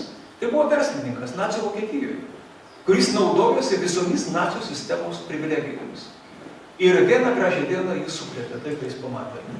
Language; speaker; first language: Lithuanian; native; Lithuanian